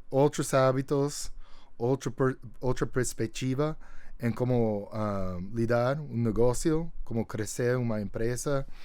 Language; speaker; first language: Portuguese; non-native, fluent; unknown